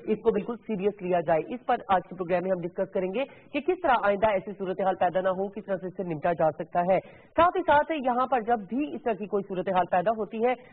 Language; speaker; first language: Urdu; native; Urdu